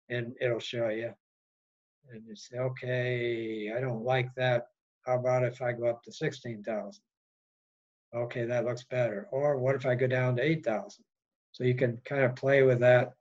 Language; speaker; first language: English; native; English